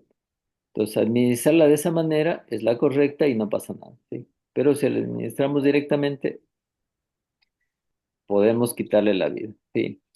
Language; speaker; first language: Spanish; native; Spanish